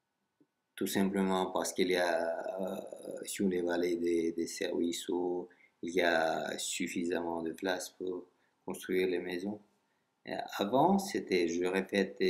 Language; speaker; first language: French; non-native, fluent; Russian